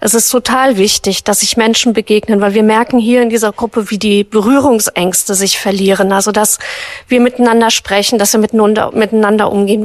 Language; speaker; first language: German; native; German